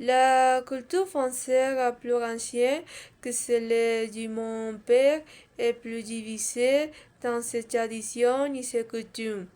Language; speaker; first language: French; non-native, learner; Spanish